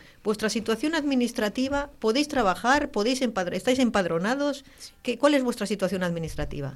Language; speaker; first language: Spanish; native; Spanish